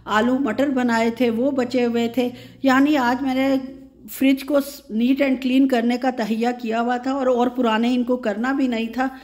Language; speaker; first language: Hindi; native; Hindi